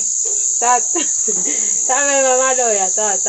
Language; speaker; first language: Portuguese; non-native, local second language; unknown